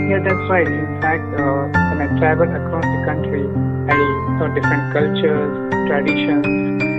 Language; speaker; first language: English; non-native, local second language; Odia